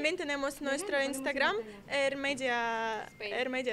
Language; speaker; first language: Spanish; non-native, learner; Russian